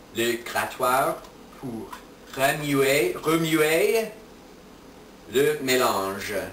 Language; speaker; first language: French; non-native, fluent; English